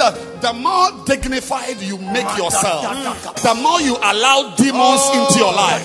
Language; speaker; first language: English; non-native, local second language; Akan